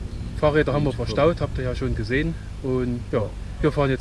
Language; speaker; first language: German; native; German